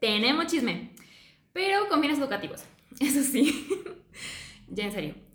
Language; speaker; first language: Spanish; native; Spanish